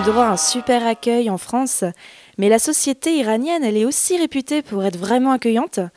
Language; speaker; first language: French; native; French